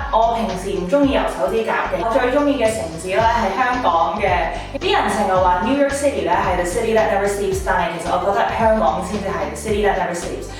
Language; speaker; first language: Cantonese; early bilingual, heritage; Cantonese